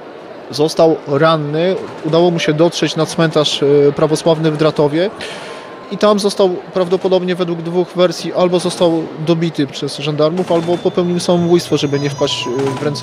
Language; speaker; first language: Polish; native; Polish